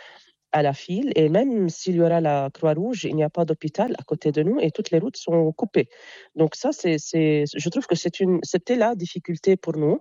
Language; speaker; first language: French; non-native, local second language; Arabic